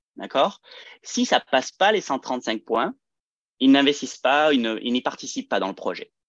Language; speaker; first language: French; early bilingual, heritage; French